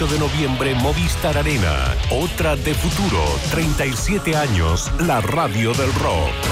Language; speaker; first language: Spanish; native; Spanish